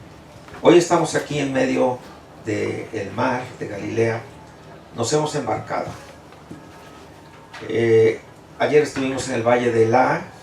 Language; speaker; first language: Spanish; native; Spanish